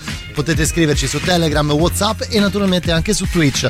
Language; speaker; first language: Italian; native; Italian